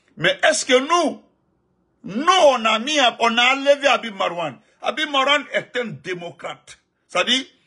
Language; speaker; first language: French; non-native, local second language; Fula